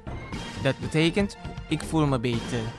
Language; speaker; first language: Dutch; non-native, fluent; Indonesian